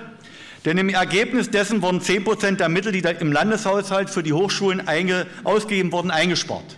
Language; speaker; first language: German; native; German